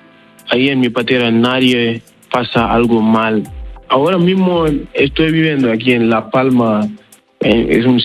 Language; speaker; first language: Spanish; non-native, learner; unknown